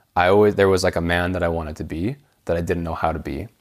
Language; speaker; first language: English; native; English